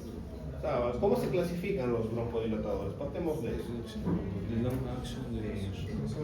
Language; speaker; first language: Spanish; native; Spanish